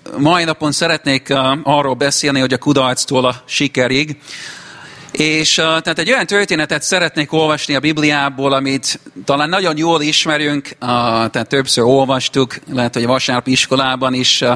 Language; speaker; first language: Hungarian; non-native, fluent; English